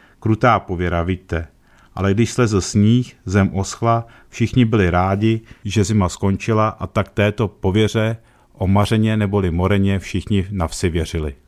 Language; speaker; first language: Czech; native; Czech